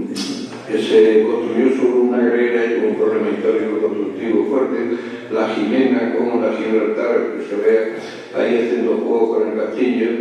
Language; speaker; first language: Spanish; native; Spanish